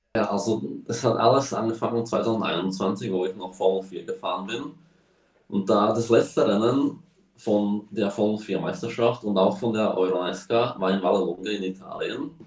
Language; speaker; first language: German; early bilingual, heritage; German